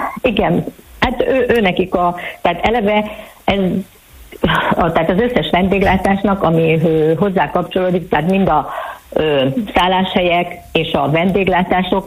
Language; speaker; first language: Hungarian; native; Hungarian